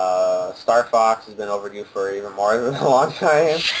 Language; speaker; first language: English; native; English